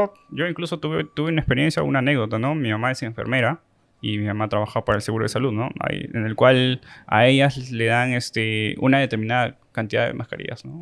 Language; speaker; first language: Spanish; native; Spanish